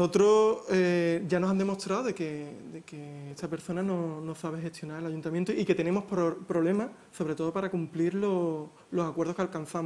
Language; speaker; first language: Spanish; native; Spanish